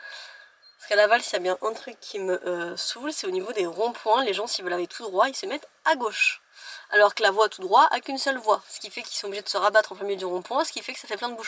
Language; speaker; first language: French; native; French